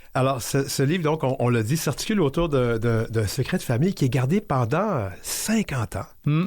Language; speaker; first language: French; native; French